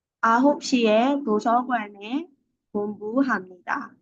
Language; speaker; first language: Korean; non-native, fluent; Burmese